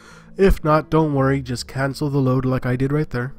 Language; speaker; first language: English; native; English